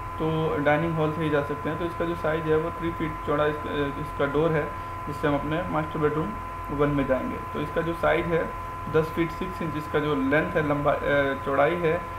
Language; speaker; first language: Hindi; native; Hindi